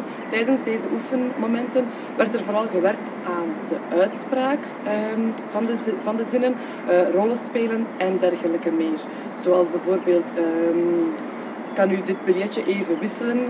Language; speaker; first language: Dutch; native; Dutch